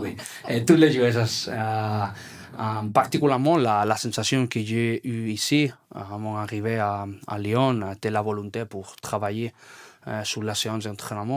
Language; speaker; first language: French; non-native, learner; Spanish